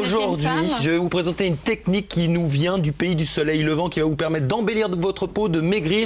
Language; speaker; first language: French; native; French